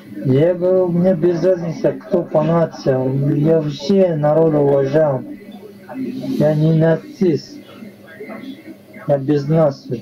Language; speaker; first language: Russian; non-native, learner; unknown